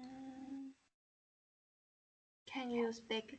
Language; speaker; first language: English; non-native, learner; Chinese